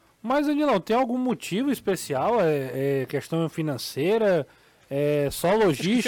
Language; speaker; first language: Portuguese; native; Portuguese